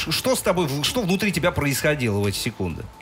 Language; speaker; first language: Russian; native; Russian